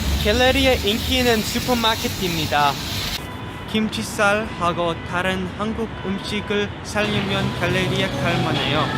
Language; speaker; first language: Korean; early bilingual, other home language; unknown